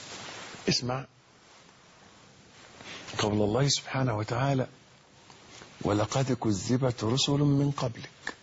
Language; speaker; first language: Arabic; native; Arabic